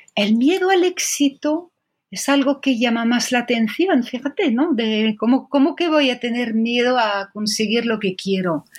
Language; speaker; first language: Spanish; non-native, fluent; French